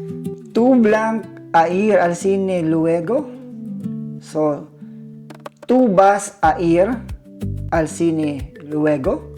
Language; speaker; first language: Spanish; non-native, learner; Filipino